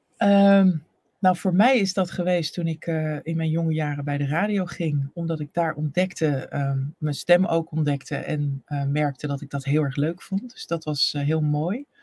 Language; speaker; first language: Dutch; native; Dutch